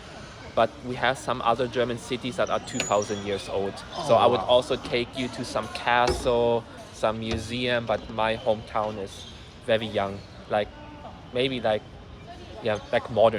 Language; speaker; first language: English; non-native, fluent; German